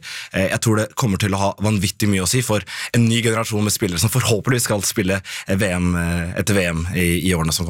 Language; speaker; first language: Norwegian; native; Norwegian